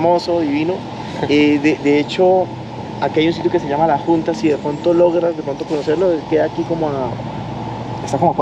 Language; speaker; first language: Spanish; native; Spanish